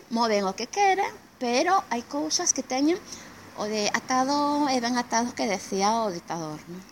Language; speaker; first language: Galician; non-native, local second language; Spanish